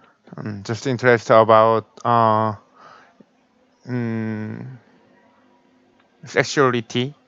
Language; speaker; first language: English; non-native, learner; Korean